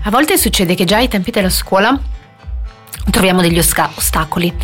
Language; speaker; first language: Italian; native; Italian